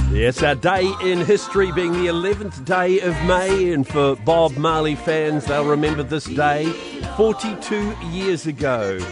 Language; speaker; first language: English; native; English